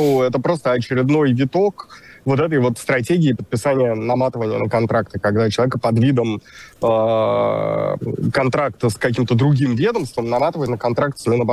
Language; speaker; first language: Russian; native; Russian